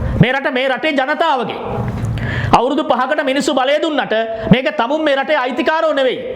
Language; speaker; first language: Sinhala; native; Sinhala